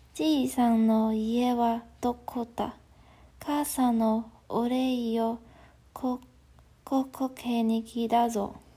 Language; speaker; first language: Japanese; non-native, learner; Chinese